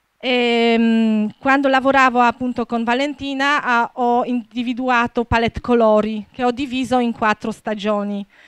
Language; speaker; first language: Italian; non-native, fluent; Polish